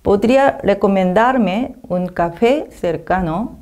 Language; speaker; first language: Spanish; non-native, learner; Korean